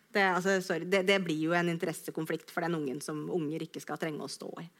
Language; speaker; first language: Norwegian; native; Norwegian